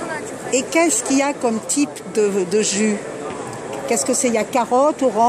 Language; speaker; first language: French; native; French